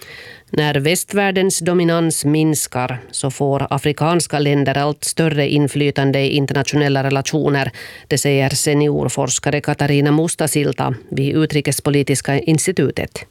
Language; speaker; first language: Swedish; native; Swedish